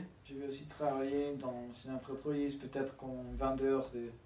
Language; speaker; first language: French; non-native, learner; Spanish